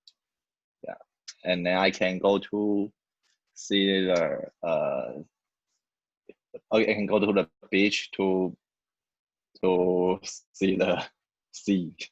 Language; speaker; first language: English; non-native, learner; Chinese